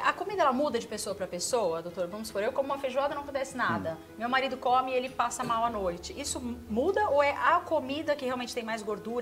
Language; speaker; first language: Portuguese; native; Portuguese